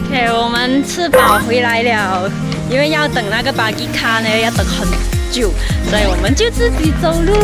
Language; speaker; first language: Chinese; native; Chinese